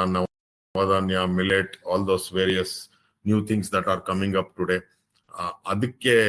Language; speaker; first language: English; non-native, local second language; Kannada